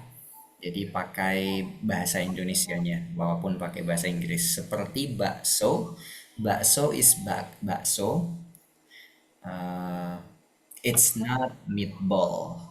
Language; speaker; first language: Indonesian; native; Indonesian